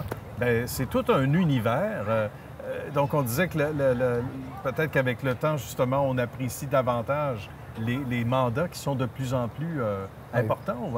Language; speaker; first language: French; native; French